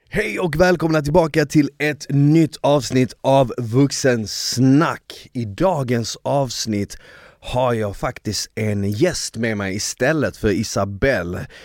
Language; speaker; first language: Swedish; early bilingual, other home language; Bosnian